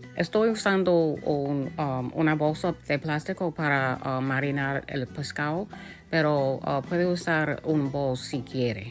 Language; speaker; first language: Spanish; early bilingual, heritage; English